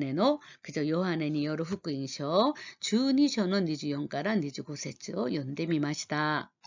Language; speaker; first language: Japanese; non-native, fluent; Korean